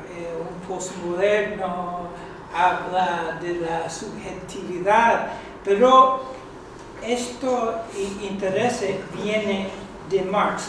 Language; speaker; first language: Spanish; non-native, fluent; English